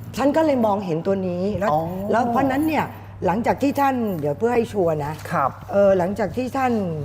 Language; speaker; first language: Thai; native; Thai